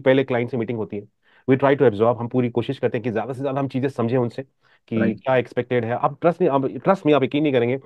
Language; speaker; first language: Hindi; non-native, local second language; Marathi